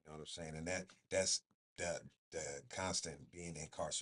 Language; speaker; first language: English; native; English